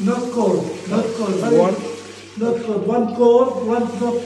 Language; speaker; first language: English; non-native, learner; Arabic